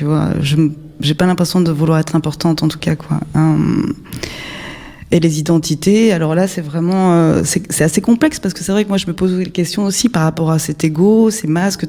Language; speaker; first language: French; native; French